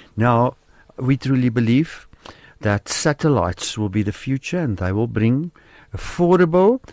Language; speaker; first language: English; non-native, local second language; Afrikaans